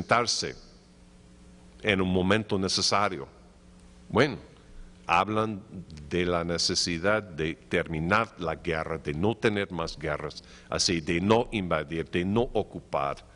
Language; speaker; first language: Spanish; non-native, fluent; English